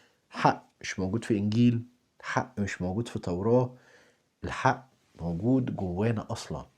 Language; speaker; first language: Arabic; native; Arabic